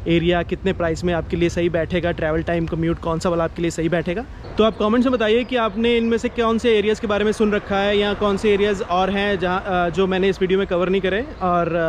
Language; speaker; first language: Hindi; native; Hindi